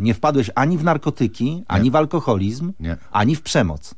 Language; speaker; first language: Polish; native; Polish